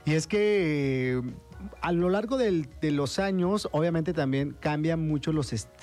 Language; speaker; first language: Spanish; native; Spanish